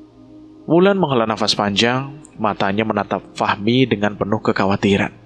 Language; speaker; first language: Indonesian; native; Indonesian